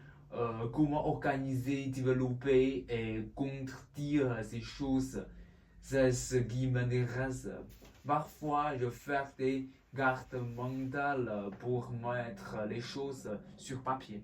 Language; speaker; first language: French; non-native, learner; Chinese